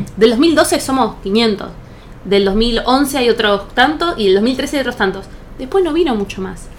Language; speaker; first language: Spanish; native; Spanish